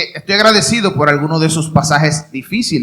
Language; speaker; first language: Spanish; native; Spanish